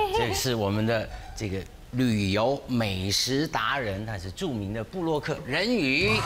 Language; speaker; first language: Chinese; native; Chinese